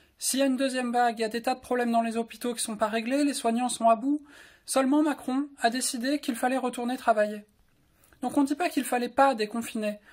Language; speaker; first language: French; native; French